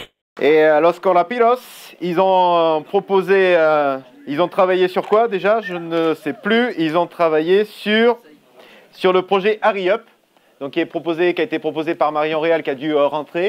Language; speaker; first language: French; native; French